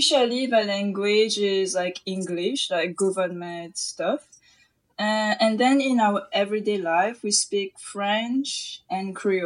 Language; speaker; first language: English; non-native, local second language; Morisyen